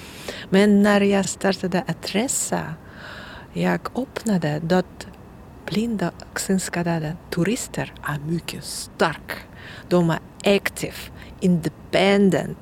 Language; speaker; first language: Swedish; non-native, learner; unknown